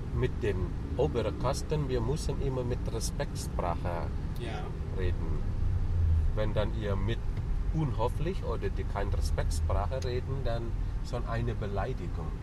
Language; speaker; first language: German; non-native, fluent; Indonesian